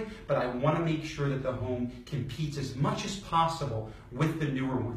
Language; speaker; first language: English; native; English